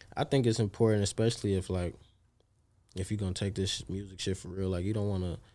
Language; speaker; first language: English; native; English